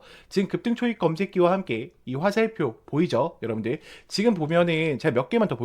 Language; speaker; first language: Korean; native; Korean